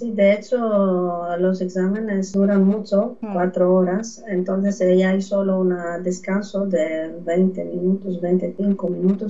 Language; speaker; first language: Spanish; non-native, fluent; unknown